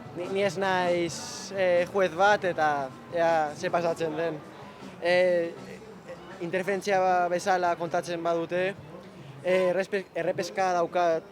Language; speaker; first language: Basque; non-native, local second language; Spanish